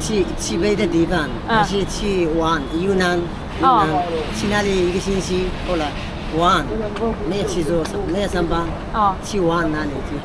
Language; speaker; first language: Chinese; non-native, learner; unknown